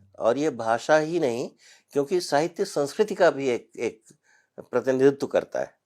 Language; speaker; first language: Hindi; native; Hindi